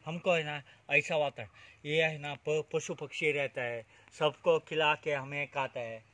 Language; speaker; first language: Hindi; non-native, local second language; Kannada